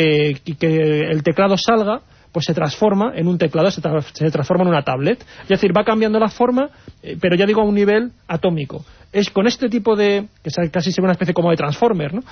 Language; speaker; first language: Spanish; native; Spanish